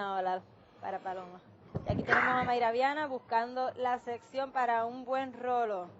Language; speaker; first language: Spanish; native; Spanish